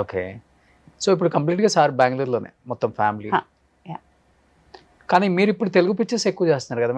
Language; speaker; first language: Telugu; native; Telugu